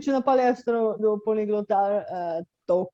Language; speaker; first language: Portuguese; non-native, fluent; Bulgarian